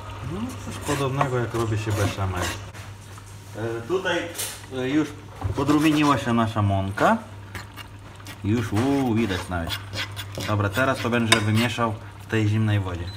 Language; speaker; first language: Polish; non-native, fluent; Ukrainian